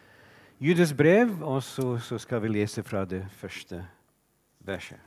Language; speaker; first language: Norwegian; non-native, fluent; English